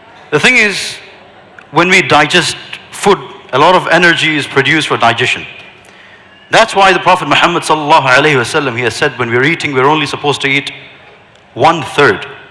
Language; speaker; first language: English; non-native, local second language; Malayalam